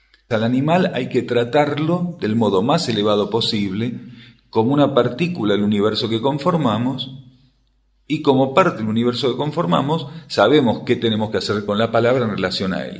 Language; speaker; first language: Spanish; native; Spanish